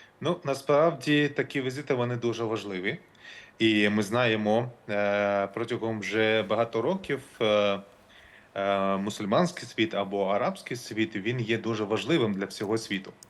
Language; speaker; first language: Ukrainian; non-native, local second language; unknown